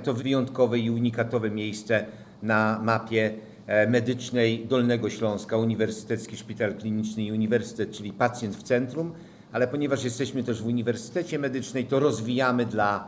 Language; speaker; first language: Polish; native; Polish